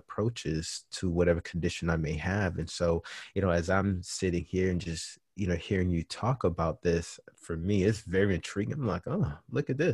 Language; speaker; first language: English; native; English